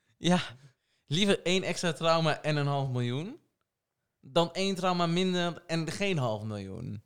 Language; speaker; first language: Dutch; early bilingual, other home language; Portuguese